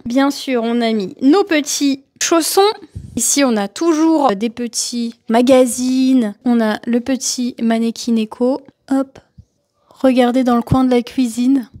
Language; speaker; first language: French; native; French